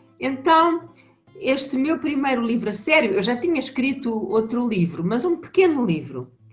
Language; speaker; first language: Portuguese; native; Portuguese